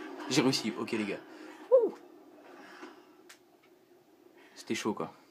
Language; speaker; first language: French; native; French